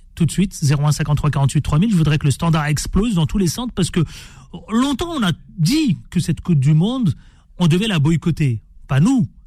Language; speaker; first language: French; native; French